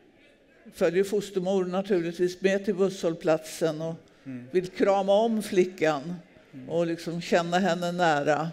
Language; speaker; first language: Swedish; native; Swedish